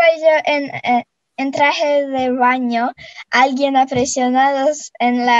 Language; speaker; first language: Spanish; non-native, fluent; Russian